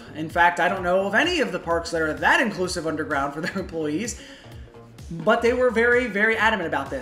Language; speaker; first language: English; native; English